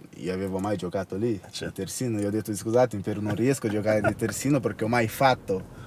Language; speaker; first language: Italian; non-native, fluent; Portuguese